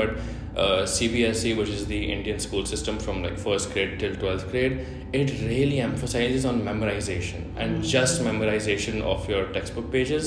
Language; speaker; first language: English; non-native, local second language; Hindi